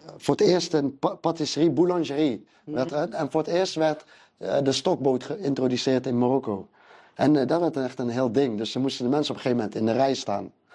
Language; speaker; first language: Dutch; early bilingual, other home language; Arabic